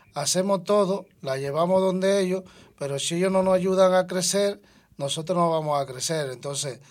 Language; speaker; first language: Spanish; native; Spanish